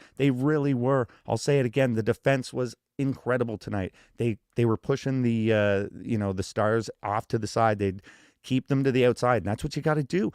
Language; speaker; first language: English; native; English